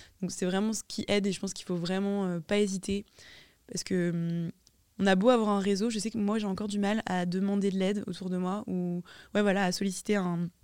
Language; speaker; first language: French; native; French